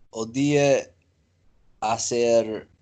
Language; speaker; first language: Spanish; non-native, learner; English